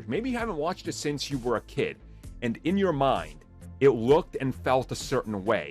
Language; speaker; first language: English; native; English